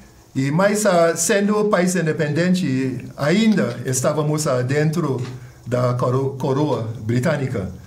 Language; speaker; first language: Portuguese; non-native, fluent; English